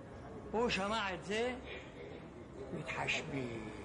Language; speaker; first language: Hebrew; non-native, fluent; Arabic